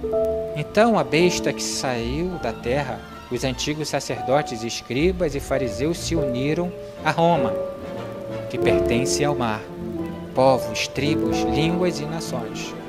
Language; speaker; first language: Portuguese; native; Portuguese